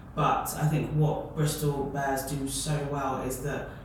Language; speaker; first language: English; native; English